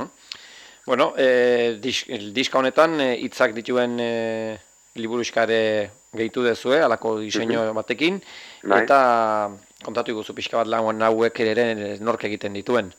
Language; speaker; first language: Basque; native; Basque